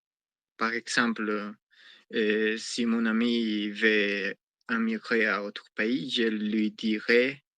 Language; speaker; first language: French; non-native, learner; Spanish